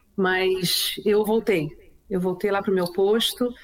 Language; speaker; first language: Portuguese; native; Portuguese